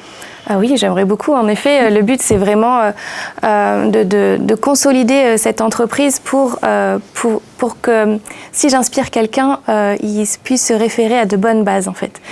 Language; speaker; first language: French; native; French